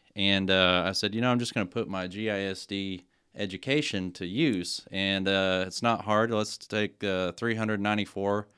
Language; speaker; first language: English; native; English